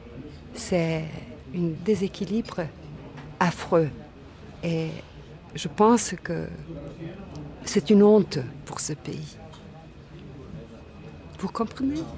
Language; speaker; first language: French; non-native, fluent; Bosnian